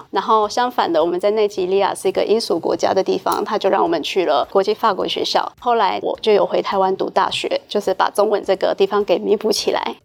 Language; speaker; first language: Chinese; early bilingual, heritage; Chinese